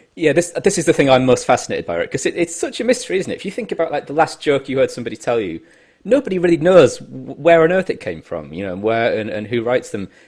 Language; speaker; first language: English; native; English